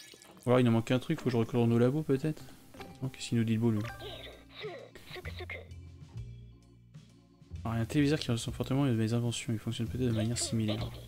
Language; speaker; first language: French; native; French